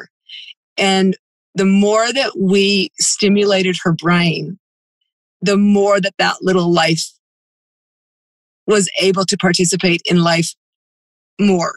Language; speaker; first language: English; native; English